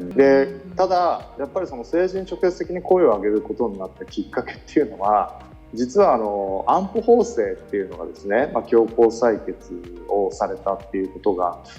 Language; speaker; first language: Japanese; native; Japanese